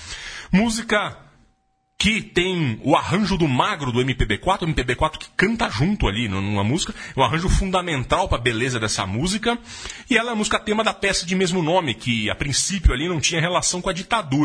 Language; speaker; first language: Portuguese; native; Portuguese